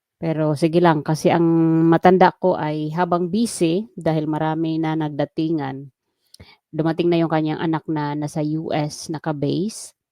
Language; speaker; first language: Filipino; non-native, local second language; Waray